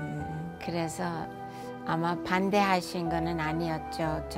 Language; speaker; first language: Korean; non-native, fluent; English